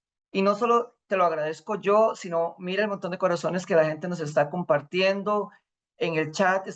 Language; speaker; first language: Spanish; native; Spanish